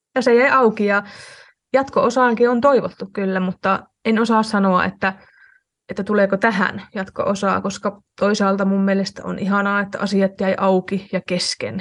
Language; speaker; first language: Finnish; native; Finnish